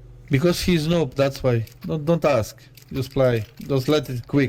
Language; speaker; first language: English; non-native, learner; Polish